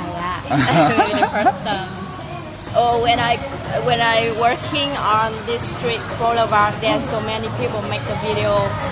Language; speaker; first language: English; non-native, learner; Vietnamese